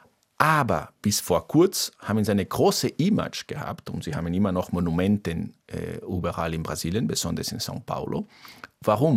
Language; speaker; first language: German; non-native, fluent; Portuguese